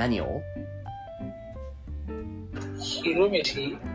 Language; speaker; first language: Japanese; non-native, learner; English